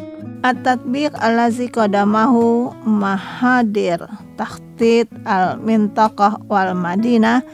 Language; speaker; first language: Arabic; non-native, fluent; Indonesian